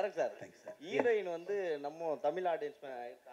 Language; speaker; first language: Tamil; native; Tamil